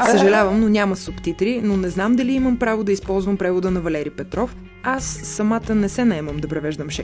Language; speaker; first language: Bulgarian; native; Bulgarian